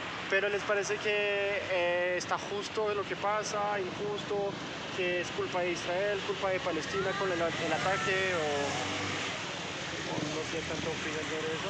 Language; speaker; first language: Spanish; non-native, fluent; French